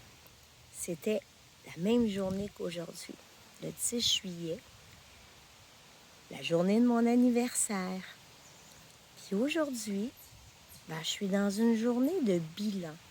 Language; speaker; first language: French; native; French